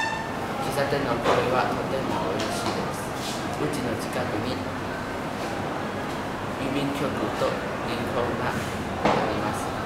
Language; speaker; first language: Japanese; non-native, learner; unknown